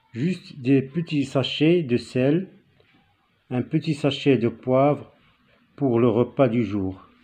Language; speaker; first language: French; non-native, local second language; Arabic